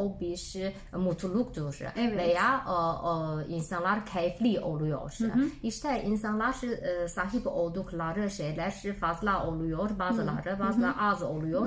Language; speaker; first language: Turkish; non-native, learner; Chinese